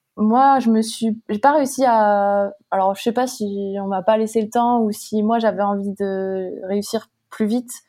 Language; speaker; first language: French; native; French